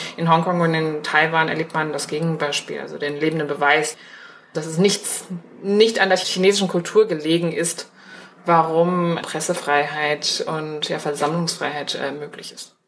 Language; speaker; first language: German; early bilingual, other home language; Chinese